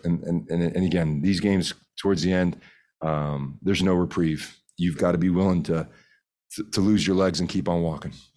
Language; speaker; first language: English; early bilingual, other home language; Spanish